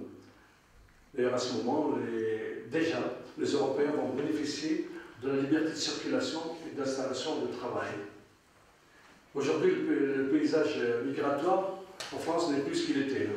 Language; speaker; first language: French; non-native, local second language; Arabic